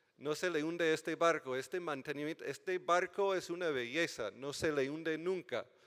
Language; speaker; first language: Spanish; non-native, fluent; English